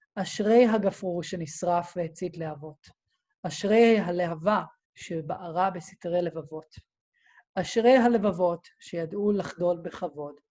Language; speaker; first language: Hebrew; native; Hebrew